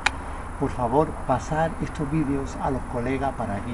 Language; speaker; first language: Spanish; native; Spanish